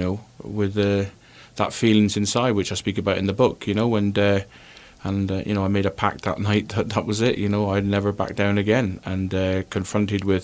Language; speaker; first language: English; native; English